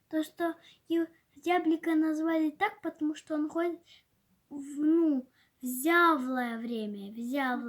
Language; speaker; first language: Russian; native; Russian